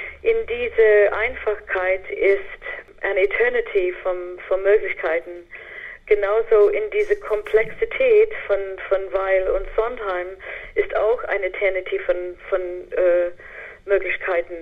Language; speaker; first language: German; non-native, fluent; English